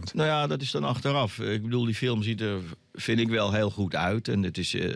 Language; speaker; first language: Dutch; native; Dutch